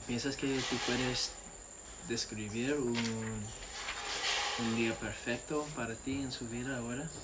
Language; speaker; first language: Spanish; non-native, learner; English